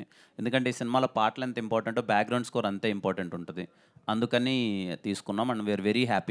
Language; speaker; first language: Telugu; native; Telugu